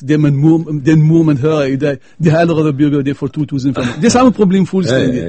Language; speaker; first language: Danish; non-native, fluent; Arabic